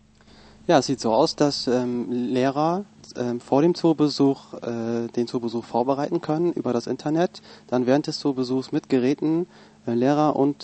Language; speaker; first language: German; native; German